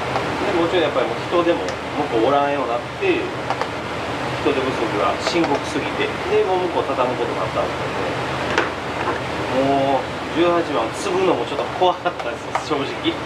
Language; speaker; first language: Japanese; native; Japanese